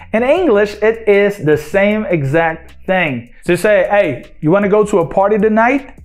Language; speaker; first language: English; non-native, fluent; Portuguese